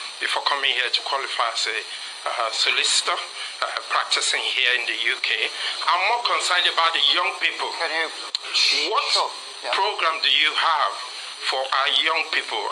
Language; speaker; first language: English; non-native, local second language; Igbo